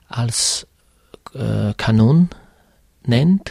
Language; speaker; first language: German; non-native, fluent; Serbian